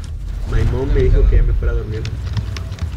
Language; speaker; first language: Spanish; early bilingual, heritage; Spanish